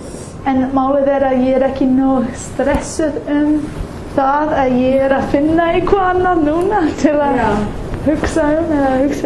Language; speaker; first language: Icelandic; non-native, learner; English